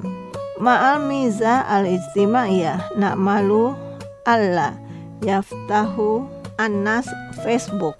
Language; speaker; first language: Arabic; non-native, fluent; Indonesian